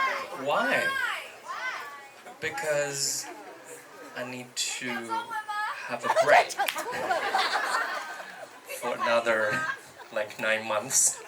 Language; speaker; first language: English; non-native, fluent; Chinese